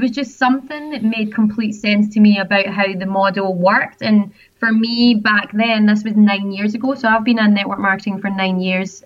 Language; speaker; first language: English; native; English